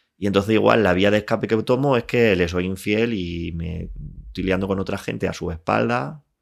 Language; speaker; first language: Spanish; native; Spanish